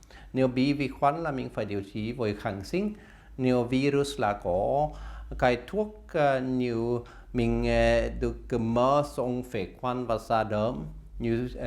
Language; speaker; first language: Vietnamese; non-native, learner; Swedish